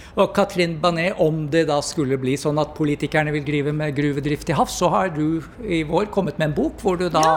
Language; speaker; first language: Norwegian; native; Norwegian